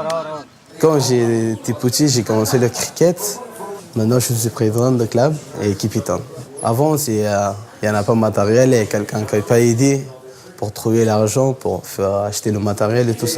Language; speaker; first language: French; non-native, learner; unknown